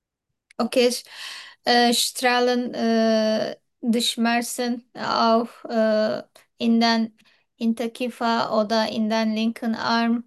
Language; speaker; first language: German; non-native, learner; Turkish